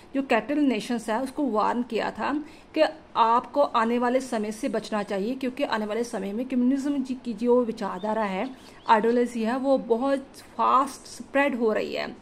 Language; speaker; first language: Hindi; non-native, local second language; Punjabi